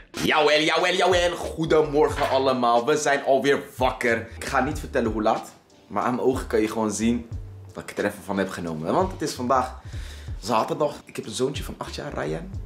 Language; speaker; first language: Dutch; early bilingual, other home language; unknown